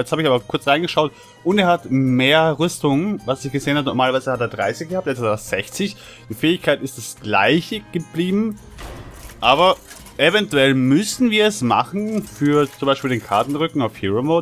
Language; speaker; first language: German; native; German